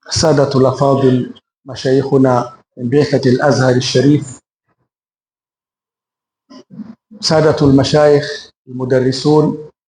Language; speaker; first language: Arabic; non-native, fluent; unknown